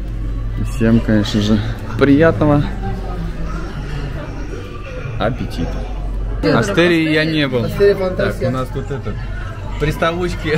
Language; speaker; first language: Russian; native; Russian